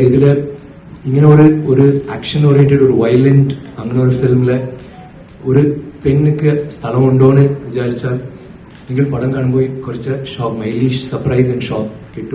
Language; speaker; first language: Malayalam; non-native, learner; Tamil